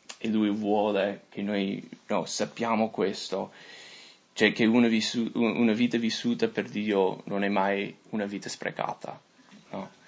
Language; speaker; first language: Italian; non-native, fluent; English